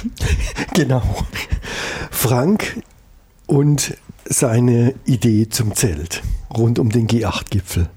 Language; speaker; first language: German; native; German